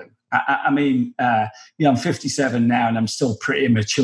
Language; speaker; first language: English; native; English